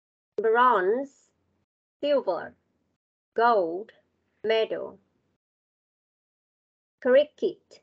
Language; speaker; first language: English; non-native, learner; Vietnamese